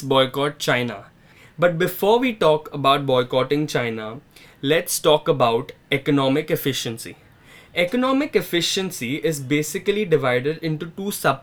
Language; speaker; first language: English; non-native, local second language; Hindi